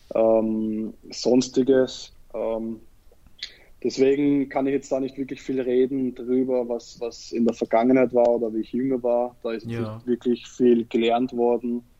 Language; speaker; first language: German; native; German